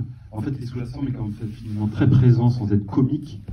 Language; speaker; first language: French; native; French